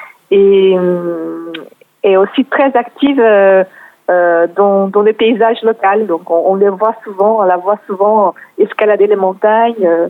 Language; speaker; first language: French; non-native, fluent; Portuguese